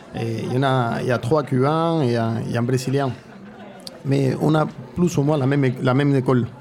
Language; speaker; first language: French; non-native, fluent; Spanish